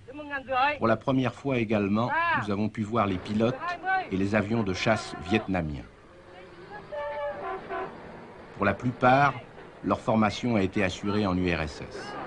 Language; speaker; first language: French; native; French